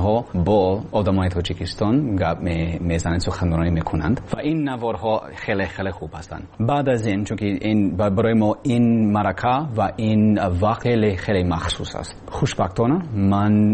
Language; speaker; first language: Persian; non-native, learner; English